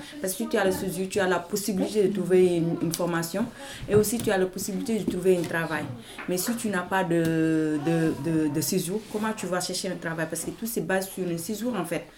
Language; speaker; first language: French; non-native, local second language; Wolof